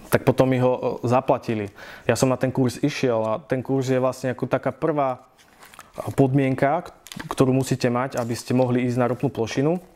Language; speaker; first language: Slovak; native; Slovak